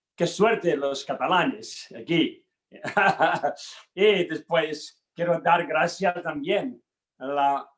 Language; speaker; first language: Spanish; non-native, learner; Tibetan